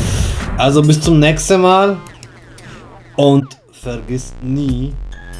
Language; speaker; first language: German; non-native, fluent; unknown